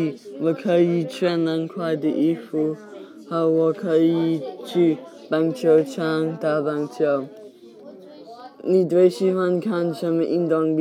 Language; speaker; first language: Chinese; non-native, learner; English